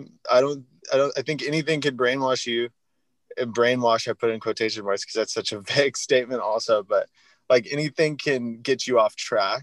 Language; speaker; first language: English; native; English